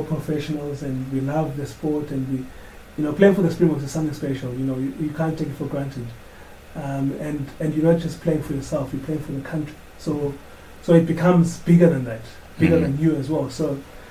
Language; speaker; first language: English; non-native, local second language; Xhosa